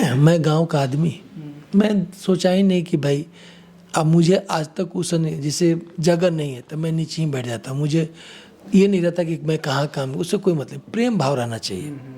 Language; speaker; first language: Hindi; non-native, local second language; Bhojpuri